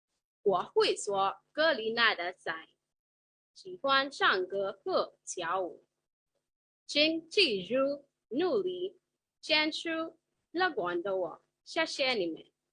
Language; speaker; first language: Chinese; non-native, learner; English